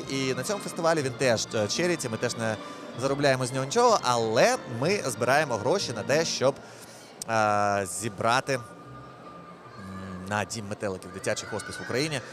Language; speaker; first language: Ukrainian; native; Ukrainian